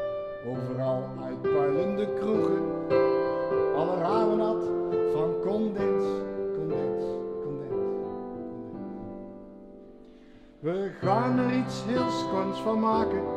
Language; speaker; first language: Dutch; native; Dutch